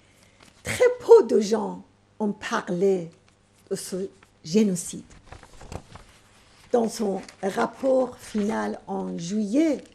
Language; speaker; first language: French; non-native, fluent; Persian